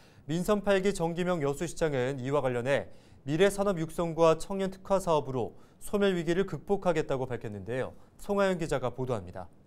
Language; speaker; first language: Korean; native; Korean